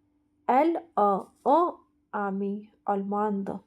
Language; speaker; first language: French; non-native, fluent; Hindi